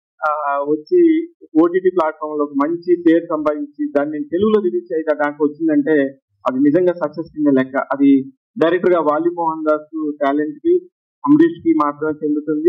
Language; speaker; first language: Telugu; native; Telugu